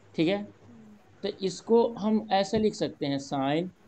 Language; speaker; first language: Hindi; native; Hindi